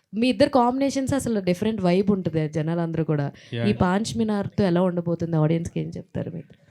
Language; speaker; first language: Telugu; native; Telugu